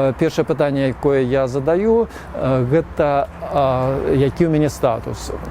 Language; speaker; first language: Belarusian; native; Belarusian